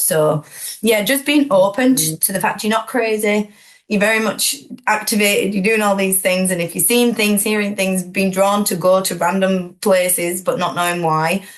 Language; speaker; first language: English; native; English